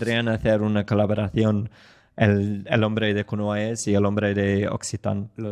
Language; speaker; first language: Spanish; non-native, fluent; English